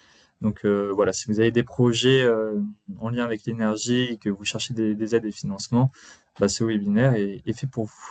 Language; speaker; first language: French; native; French